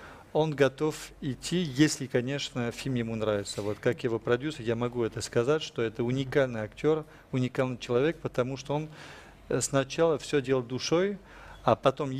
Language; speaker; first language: Russian; non-native, fluent; French